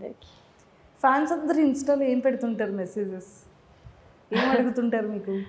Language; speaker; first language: Telugu; native; Telugu